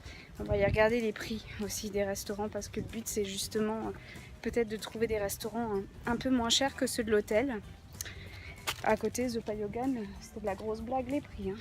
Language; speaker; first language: French; native; French